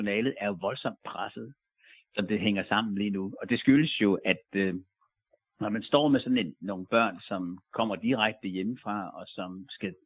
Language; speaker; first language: Danish; native; Danish